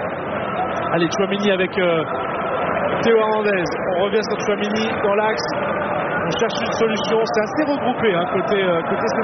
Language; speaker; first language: French; native; French